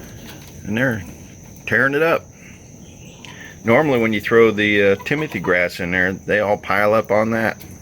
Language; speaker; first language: English; native; English